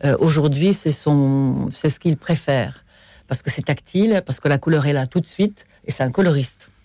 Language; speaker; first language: French; non-native, fluent; Russian